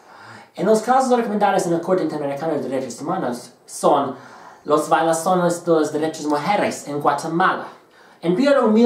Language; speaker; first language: Spanish; non-native, learner; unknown